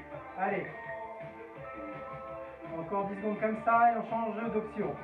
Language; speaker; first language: French; native; French